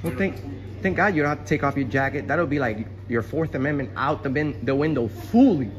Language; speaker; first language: English; early bilingual, other home language; Spanish